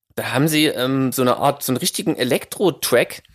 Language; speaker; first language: German; native; German